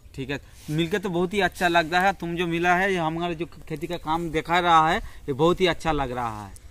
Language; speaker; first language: Hindi; non-native, local second language; Bangla